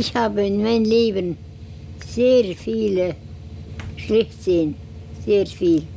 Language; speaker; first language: German; non-native, learner; Estonian